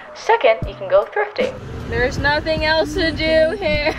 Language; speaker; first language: English; native; English